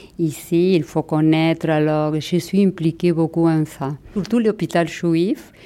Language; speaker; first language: French; non-native, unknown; Spanish